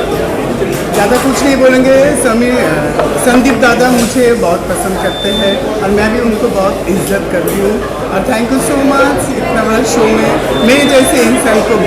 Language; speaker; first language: Hindi; non-native, local second language; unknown